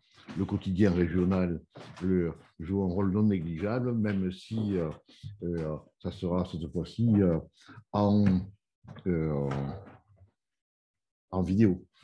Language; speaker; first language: French; native; French